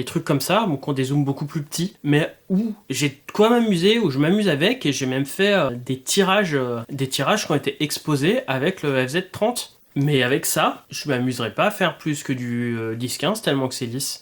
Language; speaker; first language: French; native; French